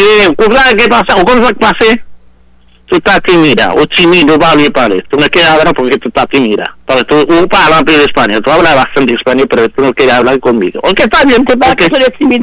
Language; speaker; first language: Spanish; non-native, learner; Haitian Creole